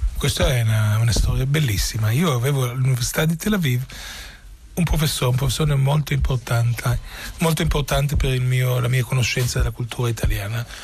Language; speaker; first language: Italian; non-native, fluent; Romanian